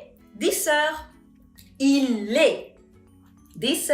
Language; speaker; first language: French; non-native, fluent; Spanish